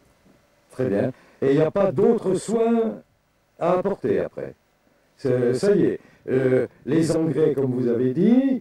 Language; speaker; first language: French; native; French